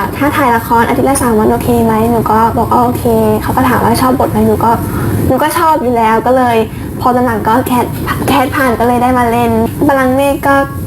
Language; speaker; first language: Thai; early bilingual, other home language; German